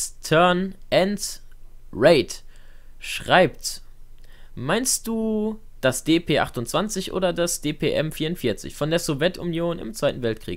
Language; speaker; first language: German; native; German